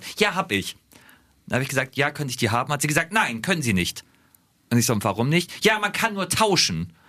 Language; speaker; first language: German; native; German